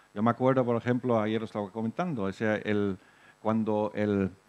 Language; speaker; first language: Spanish; non-native, fluent; German